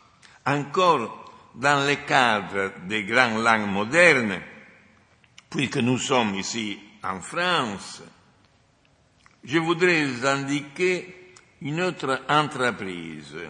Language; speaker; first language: French; non-native, fluent; Italian